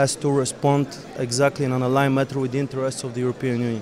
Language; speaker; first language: English; non-native, fluent; Bulgarian